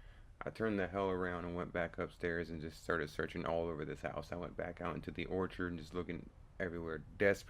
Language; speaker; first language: English; native; English